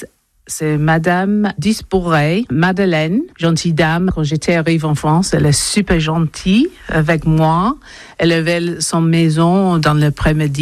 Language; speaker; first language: French; non-native, learner; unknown